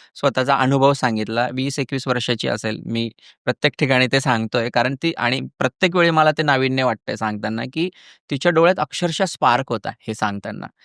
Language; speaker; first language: Marathi; native; Marathi